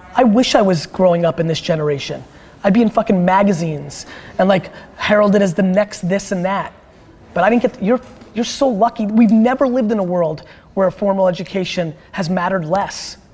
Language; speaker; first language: English; early bilingual, other home language; Russian